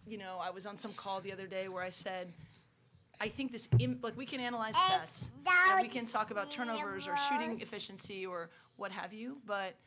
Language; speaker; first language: English; native; English